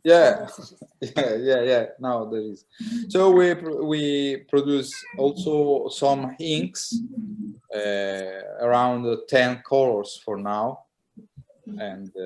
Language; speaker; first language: English; non-native, learner; Italian